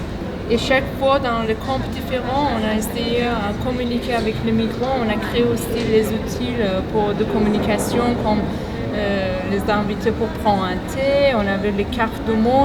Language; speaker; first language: French; non-native, fluent; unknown